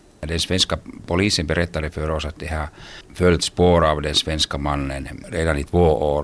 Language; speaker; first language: Swedish; non-native, local second language; Finnish